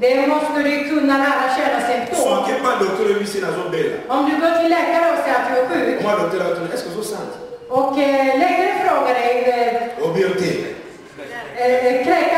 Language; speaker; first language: Swedish; non-native, fluent; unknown